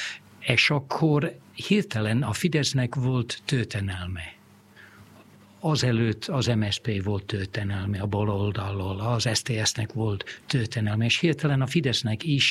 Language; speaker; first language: Hungarian; non-native, fluent; English